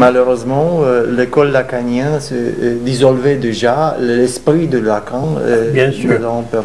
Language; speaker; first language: French; non-native, fluent; Romanian